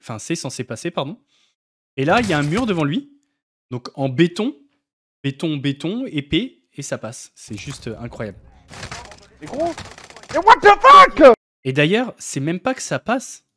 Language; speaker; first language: French; native; French